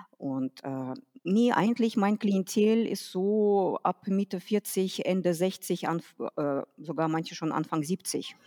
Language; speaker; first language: German; non-native, fluent; Russian